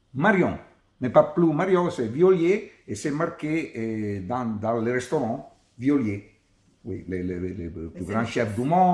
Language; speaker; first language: French; non-native, learner; Italian